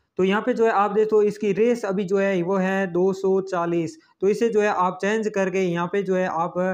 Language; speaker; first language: Hindi; native; Hindi